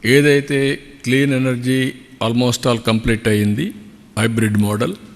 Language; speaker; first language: Telugu; native; Telugu